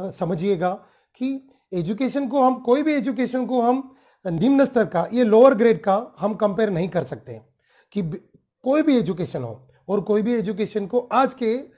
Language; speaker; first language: Hindi; non-native, local second language; Marathi